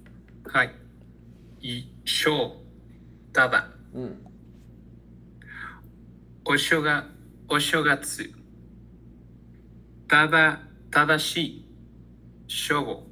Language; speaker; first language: Japanese; non-native, learner; Spanish